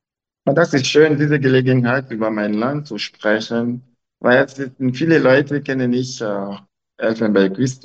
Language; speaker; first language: German; non-native, learner; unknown